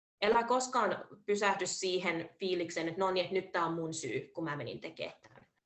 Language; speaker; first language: Finnish; early bilingual, heritage; Finnish